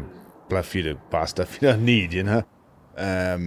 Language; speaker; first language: English; native; English